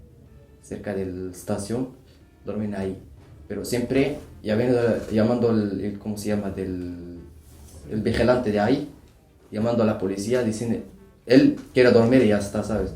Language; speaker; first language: Spanish; non-native, learner; Arabic